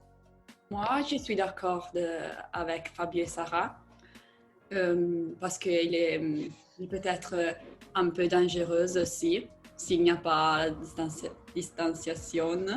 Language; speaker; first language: French; non-native, learner; Italian